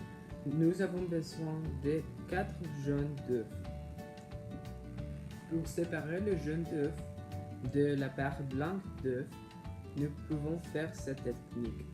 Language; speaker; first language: French; non-native, learner; English